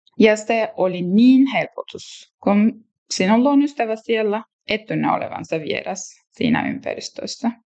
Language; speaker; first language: Finnish; non-native, learner; Turkish